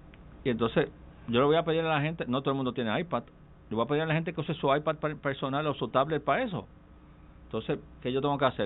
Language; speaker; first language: Spanish; native; Spanish